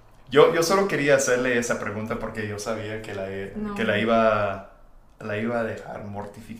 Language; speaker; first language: Spanish; non-native, fluent; English